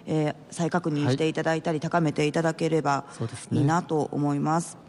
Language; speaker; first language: Japanese; native; Japanese